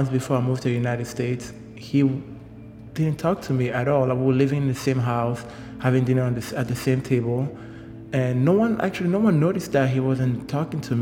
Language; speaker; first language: English; non-native, local second language; French